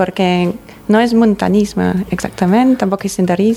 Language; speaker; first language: Catalan; non-native, fluent; English